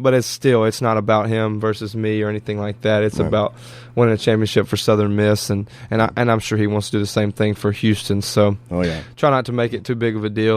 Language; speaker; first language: English; native; English